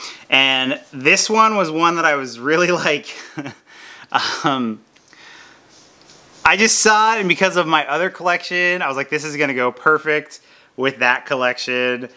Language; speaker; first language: English; native; English